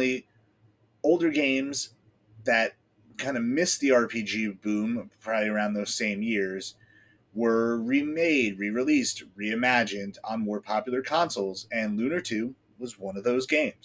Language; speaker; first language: English; native; English